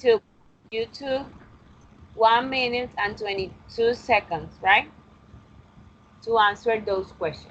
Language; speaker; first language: English; non-native, fluent; Spanish